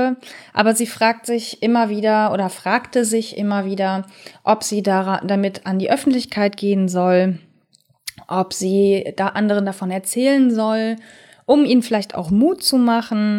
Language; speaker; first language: German; native; German